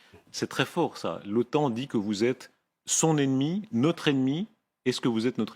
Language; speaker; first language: French; native; French